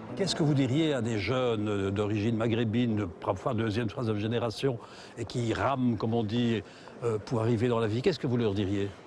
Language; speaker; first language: French; native; French